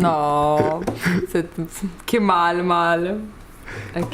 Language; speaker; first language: French; non-native, learner; Lithuanian